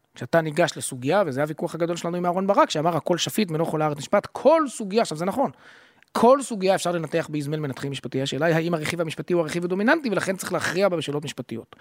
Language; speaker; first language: Hebrew; native; Hebrew